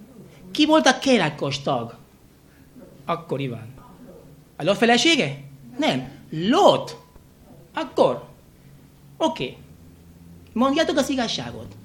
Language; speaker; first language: Hungarian; non-native, fluent; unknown